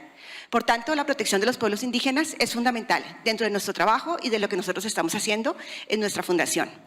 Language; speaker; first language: Spanish; native; Spanish